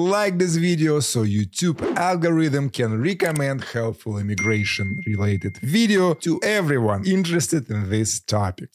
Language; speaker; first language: English; non-native, fluent; Ukrainian